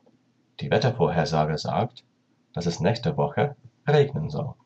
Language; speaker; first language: German; non-native, learner; English